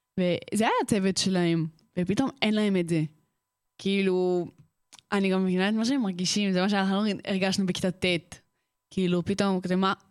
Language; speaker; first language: Hebrew; early bilingual, other home language; Russian